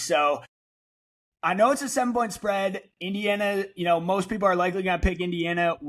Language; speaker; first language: English; native; English